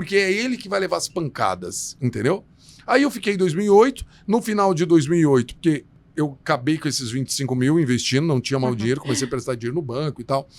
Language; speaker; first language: Portuguese; native; Portuguese